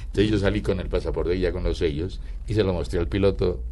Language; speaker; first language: Spanish; native; Spanish